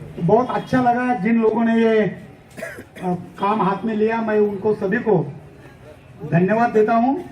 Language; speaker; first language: Urdu; native; Urdu